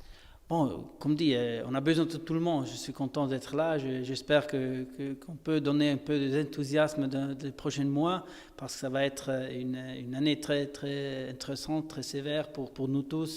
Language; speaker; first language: French; non-native, fluent; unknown